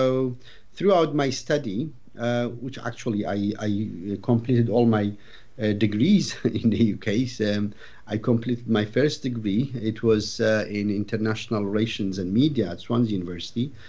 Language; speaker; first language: English; non-native, fluent; Arabic